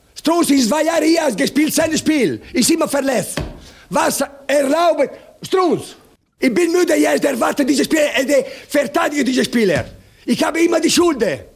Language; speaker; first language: German; non-native, learner; Italian